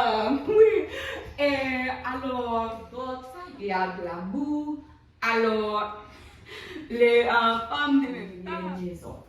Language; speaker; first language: French; non-native, local second language; English